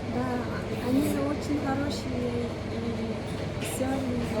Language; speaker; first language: Russian; non-native, learner; Mongolian